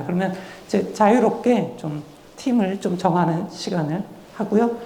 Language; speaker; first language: Korean; native; Korean